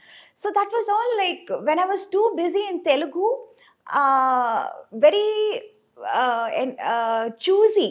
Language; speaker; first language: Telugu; non-native, local second language; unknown